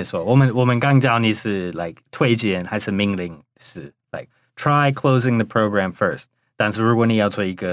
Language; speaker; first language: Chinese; non-native, fluent; English